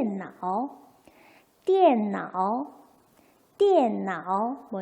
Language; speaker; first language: Chinese; non-native, fluent; Korean